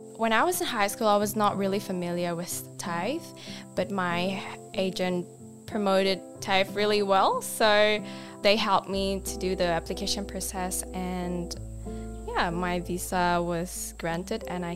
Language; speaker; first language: English; non-native, fluent; Indonesian